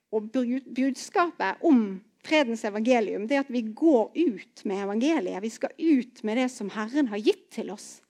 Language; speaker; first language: Norwegian; native; Norwegian